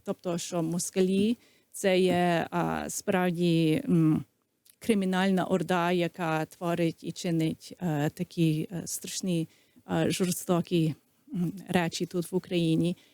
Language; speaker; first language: Ukrainian; early bilingual, heritage; Ukrainian